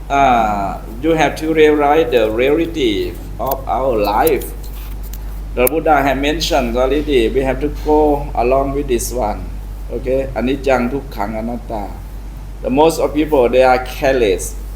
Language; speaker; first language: English; non-native, learner; Thai